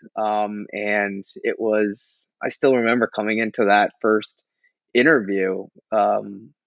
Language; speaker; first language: English; native; English